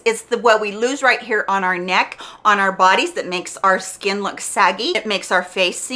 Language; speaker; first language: English; native; English